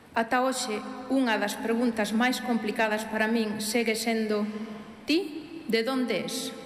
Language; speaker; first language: Galician; early bilingual, heritage; Galician